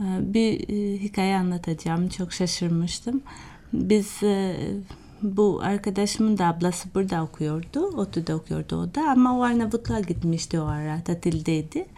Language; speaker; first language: Turkish; non-native, fluent; Albanian